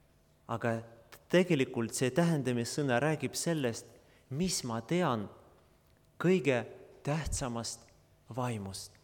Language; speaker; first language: Estonian; non-native, local second language; Russian